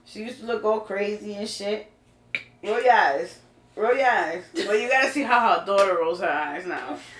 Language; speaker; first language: English; early bilingual, other home language; Spanish